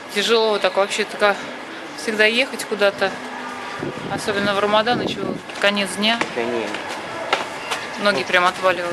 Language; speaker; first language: Russian; native; Russian